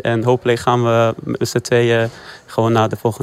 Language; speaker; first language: Dutch; early bilingual, other home language; Persian